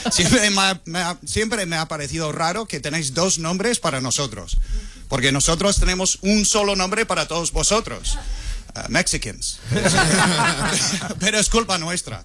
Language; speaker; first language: Spanish; non-native, fluent; English